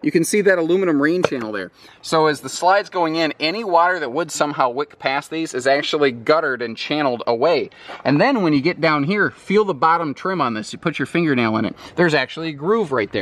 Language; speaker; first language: English; native; English